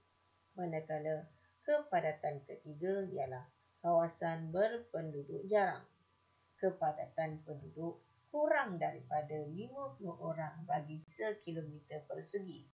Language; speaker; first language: Malay; native; Malay